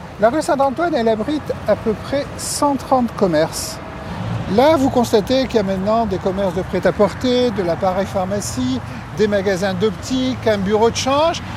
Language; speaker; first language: French; native; French